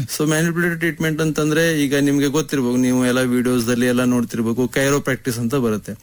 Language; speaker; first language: Kannada; native; Kannada